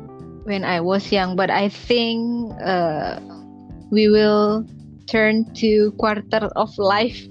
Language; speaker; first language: English; non-native, learner; Indonesian